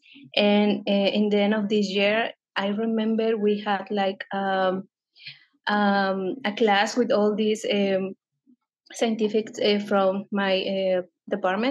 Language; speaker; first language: English; non-native, fluent; Spanish